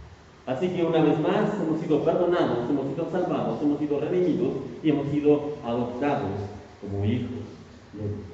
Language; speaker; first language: Spanish; native; Spanish